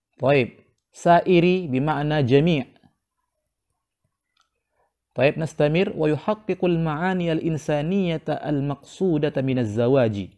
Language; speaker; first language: Arabic; non-native, fluent; Indonesian